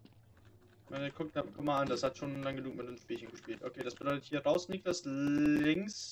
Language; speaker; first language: German; native; German